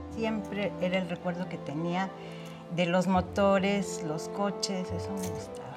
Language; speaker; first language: Spanish; native; Spanish